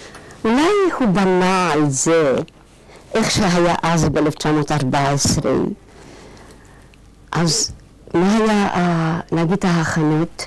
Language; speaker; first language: Hebrew; non-native, fluent; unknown